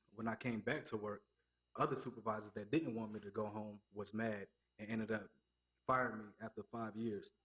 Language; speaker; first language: English; native; English